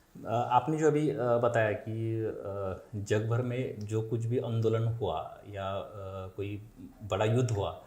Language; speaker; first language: Hindi; non-native, local second language; Marathi